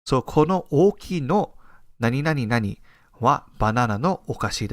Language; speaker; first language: Japanese; non-native, fluent; English